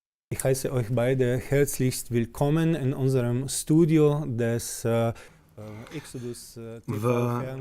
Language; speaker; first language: German; non-native, fluent; Slovenian